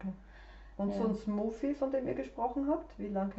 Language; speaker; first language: German; native; German